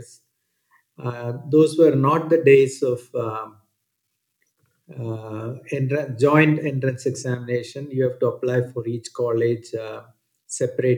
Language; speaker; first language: English; non-native, local second language; Malayalam